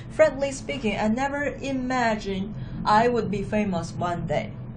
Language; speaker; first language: English; non-native, fluent; Chinese